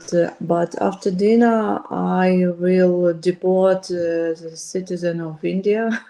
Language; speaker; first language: English; non-native, learner; Ukrainian